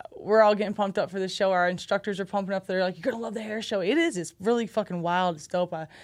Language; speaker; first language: English; native; English